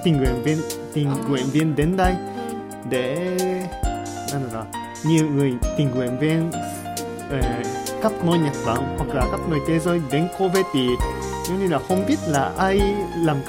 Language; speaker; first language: Vietnamese; non-native, learner; Japanese